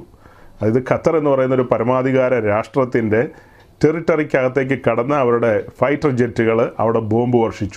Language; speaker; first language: Malayalam; native; Malayalam